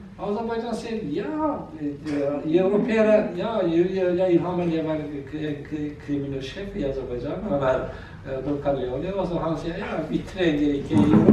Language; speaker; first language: Norwegian; non-native, learner; Azerbaijani